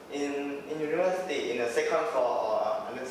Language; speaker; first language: English; non-native, learner; Thai